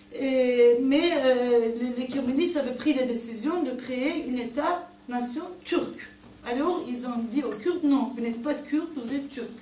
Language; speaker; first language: French; non-native, fluent; Turkish